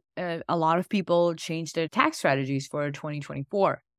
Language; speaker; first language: English; non-native, local second language; Gujarati